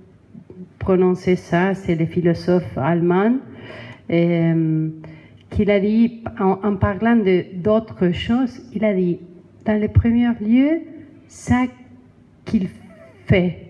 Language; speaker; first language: French; non-native, learner; Spanish